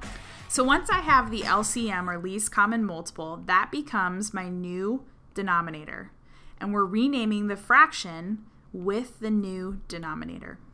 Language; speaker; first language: English; native; English